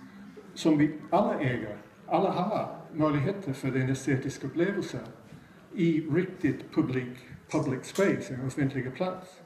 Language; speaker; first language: Swedish; non-native, fluent; English